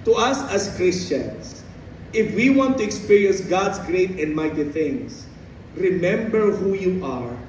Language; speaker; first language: English; non-native, local second language; Filipino